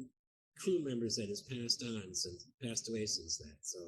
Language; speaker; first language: English; native; English